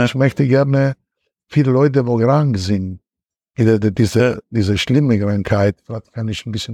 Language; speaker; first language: German; non-native, learner; Italian